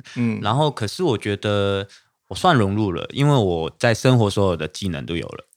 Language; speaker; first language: Chinese; non-native, fluent; Cantonese